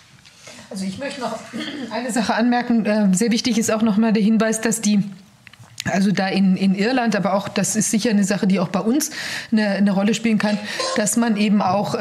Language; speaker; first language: German; native; German